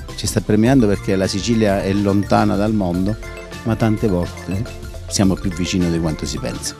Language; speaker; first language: Italian; native; Italian